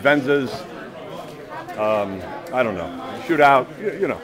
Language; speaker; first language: English; native; English